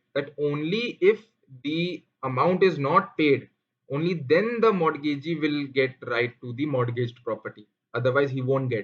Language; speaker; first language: English; non-native, local second language; Hindi